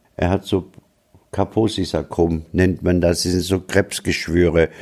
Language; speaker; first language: German; native; German